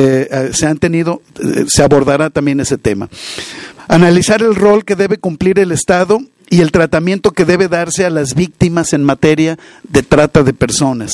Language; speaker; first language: Spanish; native; Spanish